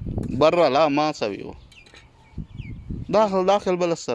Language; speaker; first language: Arabic; non-native, learner; Punjabi